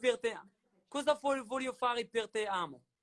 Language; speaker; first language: Italian; non-native, learner; Arabic